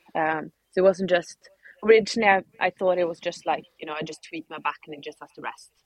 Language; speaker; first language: English; non-native, fluent; Norwegian